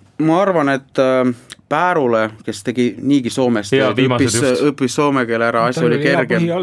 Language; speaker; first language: Estonian; non-native, local second language; Finnish